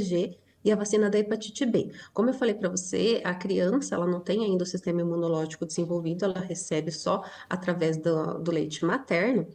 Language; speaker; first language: Portuguese; native; Portuguese